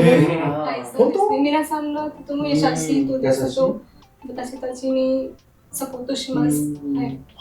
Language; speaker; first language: Japanese; non-native, learner; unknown